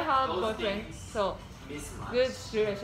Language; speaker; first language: English; non-native, learner; Japanese